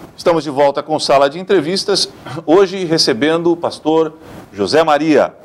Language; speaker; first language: Portuguese; native; Portuguese